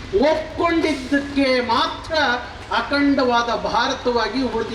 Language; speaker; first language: Kannada; native; Kannada